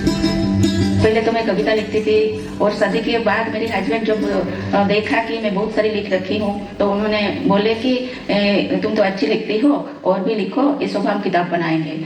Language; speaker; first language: Hindi; non-native, local second language; Santali